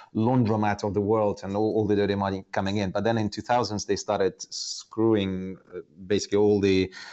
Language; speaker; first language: English; non-native, fluent; Estonian